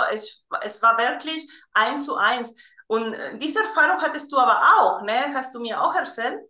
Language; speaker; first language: German; non-native, fluent; Spanish